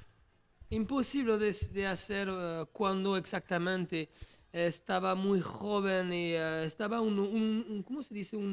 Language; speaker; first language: Spanish; non-native, learner; French